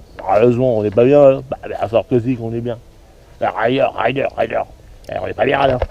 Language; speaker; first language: French; native; French